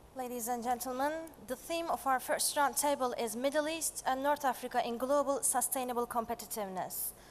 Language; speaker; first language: English; non-native, fluent; Turkish